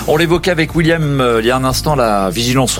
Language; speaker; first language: French; native; French